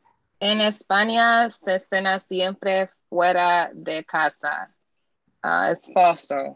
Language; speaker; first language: Spanish; non-native, learner; English